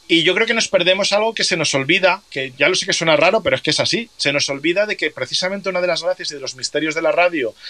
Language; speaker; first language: Spanish; native; Spanish